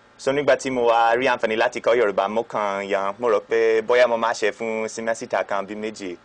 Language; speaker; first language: Yoruba; non-native, fluent; English